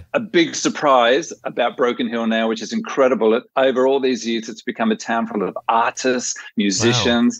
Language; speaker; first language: English; native; English